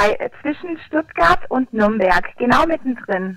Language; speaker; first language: German; native; German